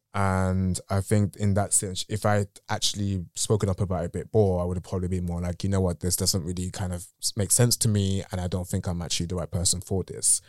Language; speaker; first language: English; native; English